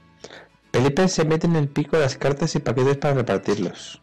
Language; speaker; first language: Spanish; native; Spanish